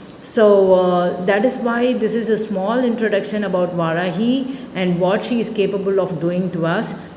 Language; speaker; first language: English; non-native, local second language; Tamil